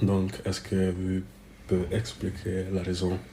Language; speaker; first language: French; non-native, learner; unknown